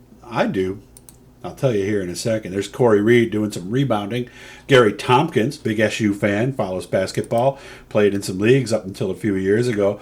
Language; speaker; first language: English; native; English